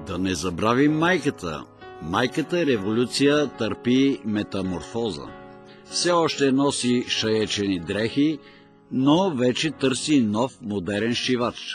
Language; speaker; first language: Bulgarian; native; Bulgarian